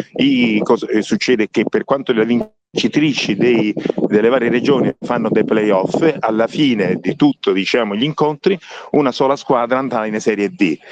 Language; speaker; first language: Italian; native; Italian